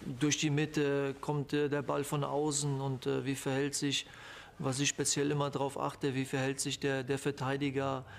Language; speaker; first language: German; early bilingual, other home language; Polish